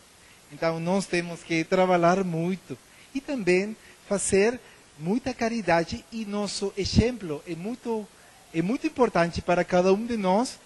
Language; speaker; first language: Portuguese; non-native, learner; Spanish